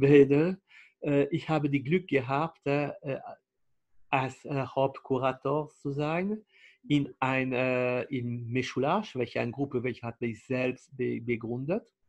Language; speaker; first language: German; non-native, fluent; French